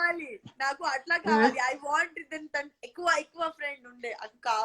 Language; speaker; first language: Telugu; non-native, local second language; Gujarati